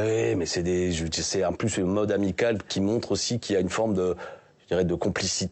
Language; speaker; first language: French; native; French